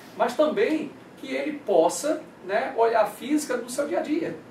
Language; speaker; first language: Portuguese; native; Portuguese